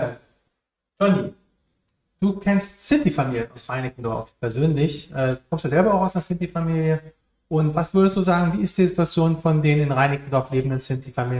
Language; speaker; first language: German; native; German